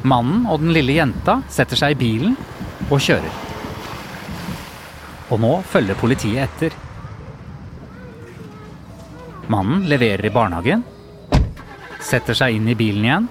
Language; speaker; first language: Norwegian; native; Norwegian